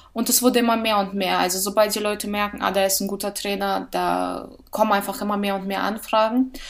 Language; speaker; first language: German; early bilingual, other home language; Russian